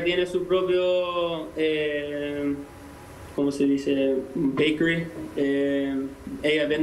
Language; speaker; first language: Spanish; native; Spanish